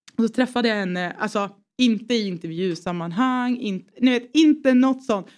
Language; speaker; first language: Swedish; early bilingual, other home language; Persian